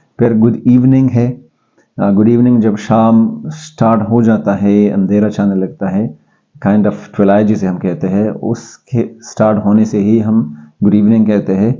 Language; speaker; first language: Urdu; non-native, local second language; Pashto